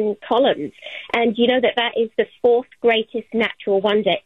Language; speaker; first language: English; native; English